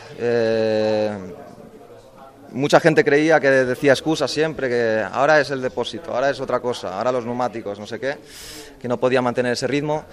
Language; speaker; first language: Spanish; native; Spanish